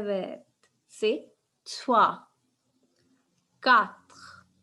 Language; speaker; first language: French; non-native, fluent; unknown